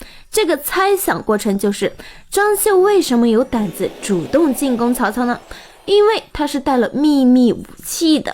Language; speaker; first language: Chinese; native; Chinese